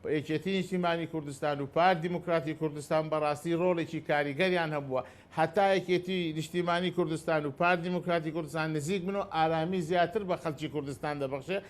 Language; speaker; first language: Central Kurdish; non-native, local second language; Azerbaijani